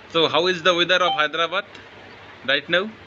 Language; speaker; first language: English; non-native, learner; Bangla